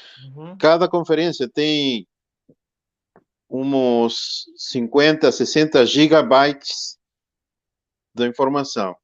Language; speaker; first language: Portuguese; non-native, fluent; Spanish